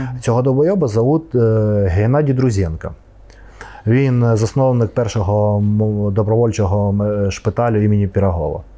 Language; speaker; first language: Ukrainian; non-native, local second language; Russian